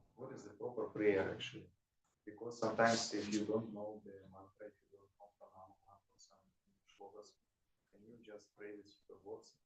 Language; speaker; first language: English; non-native, learner; Russian